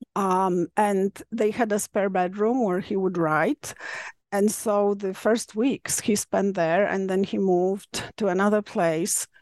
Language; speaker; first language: English; non-native, fluent; Polish